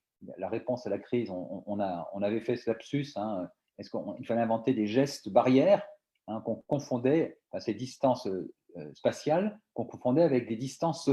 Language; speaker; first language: French; native; French